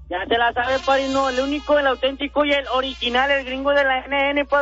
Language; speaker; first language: Spanish; native; Spanish